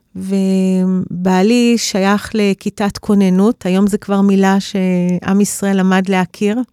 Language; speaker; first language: Hebrew; early bilingual, other home language; English